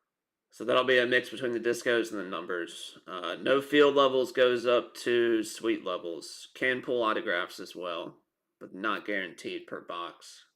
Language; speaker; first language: English; native; English